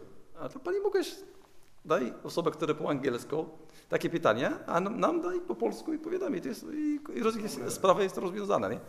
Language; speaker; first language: Polish; non-native, learner; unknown